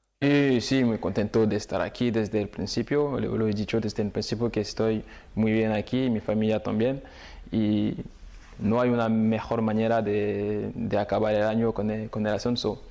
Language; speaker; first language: Spanish; non-native, fluent; French